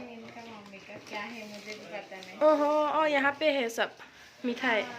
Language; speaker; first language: Hindi; non-native, local second language; Assamese